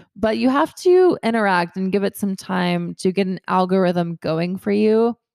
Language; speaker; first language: English; native; English